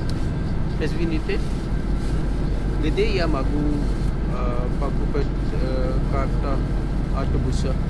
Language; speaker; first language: Russian; non-native, learner; Urdu